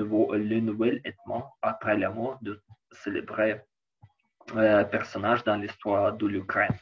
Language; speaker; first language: French; non-native, learner; Ukrainian